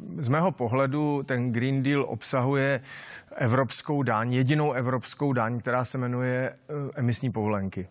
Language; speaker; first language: Czech; native; Czech